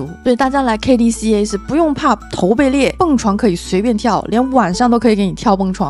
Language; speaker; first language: Chinese; native; Chinese